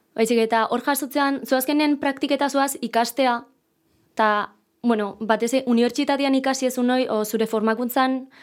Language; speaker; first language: Basque; native; Basque